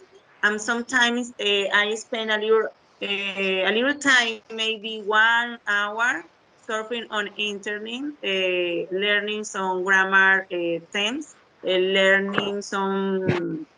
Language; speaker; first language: English; non-native, learner; Spanish